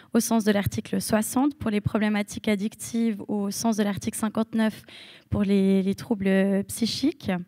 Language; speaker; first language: French; native; French